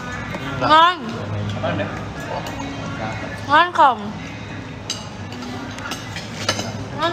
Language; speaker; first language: Vietnamese; non-native, learner; Indonesian